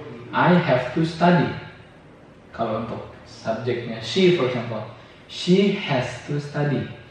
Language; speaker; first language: English; non-native, fluent; Indonesian